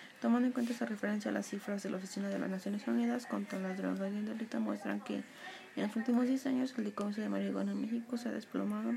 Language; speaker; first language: Spanish; native; Spanish